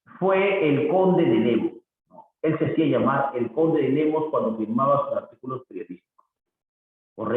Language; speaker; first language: Spanish; native; Spanish